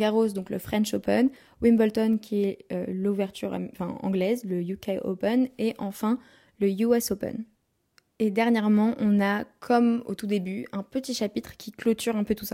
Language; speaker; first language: French; native; French